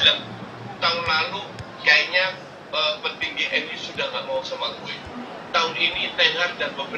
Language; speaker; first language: Indonesian; native; Indonesian